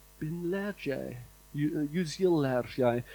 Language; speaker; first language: Turkish; non-native, fluent; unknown